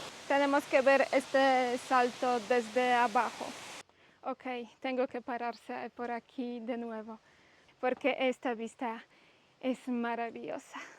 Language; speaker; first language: Spanish; non-native, learner; Polish